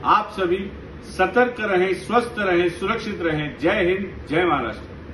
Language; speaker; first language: Hindi; non-native, local second language; Gujarati